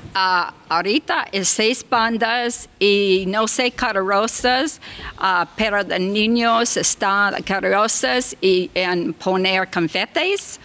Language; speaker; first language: Spanish; non-native, learner; English